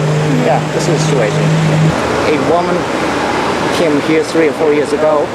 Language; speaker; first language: English; non-native, fluent; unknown